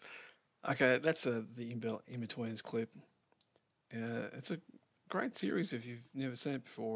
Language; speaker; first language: English; native; English